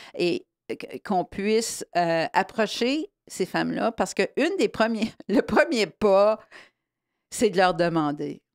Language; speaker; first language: French; native; French